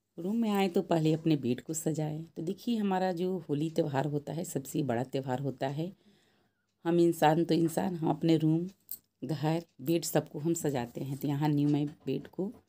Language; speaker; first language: Hindi; native; Hindi